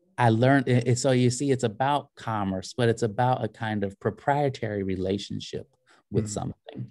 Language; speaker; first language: English; native; English